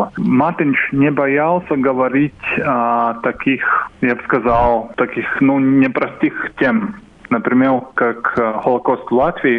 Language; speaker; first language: Russian; non-native, fluent; Latvian